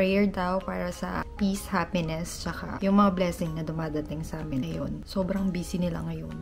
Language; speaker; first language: Filipino; native; Filipino